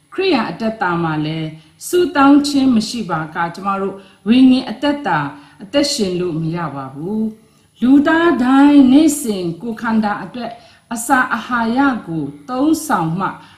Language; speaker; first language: Burmese; non-native, local second language; Kachin